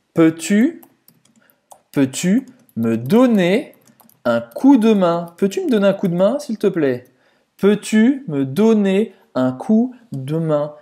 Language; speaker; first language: French; native; French